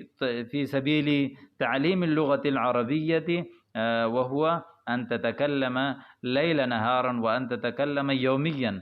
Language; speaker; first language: Arabic; non-native, fluent; Urdu